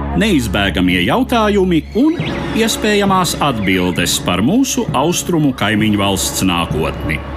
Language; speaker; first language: Latvian; native; Latvian